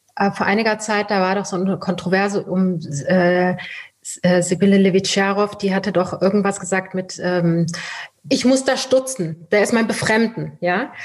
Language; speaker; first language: German; early bilingual, other home language; Persian